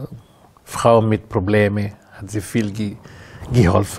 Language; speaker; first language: German; non-native, learner; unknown